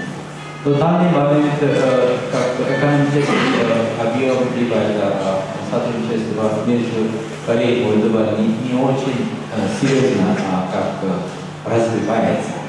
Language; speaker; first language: Russian; non-native, learner; Korean